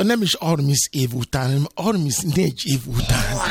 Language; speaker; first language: Hungarian; non-native, fluent; Yoruba